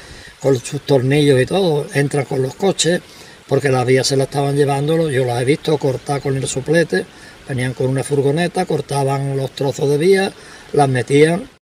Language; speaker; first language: Spanish; native; Spanish